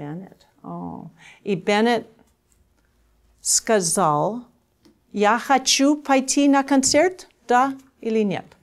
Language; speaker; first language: Russian; non-native, fluent; English